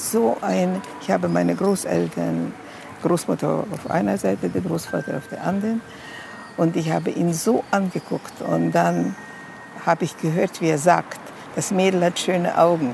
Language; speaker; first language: German; non-native, fluent; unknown